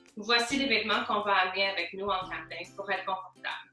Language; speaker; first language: French; non-native, local second language; English